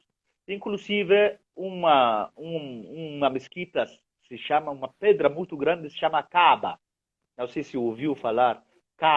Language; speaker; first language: Portuguese; non-native, fluent; Arabic